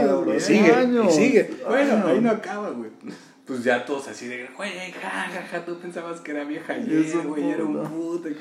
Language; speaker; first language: Spanish; native; Spanish